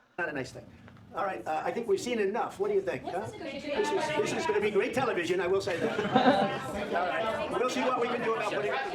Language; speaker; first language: English; native; English